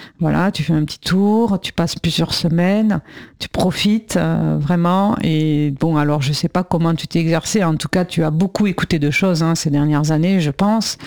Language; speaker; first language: French; native; French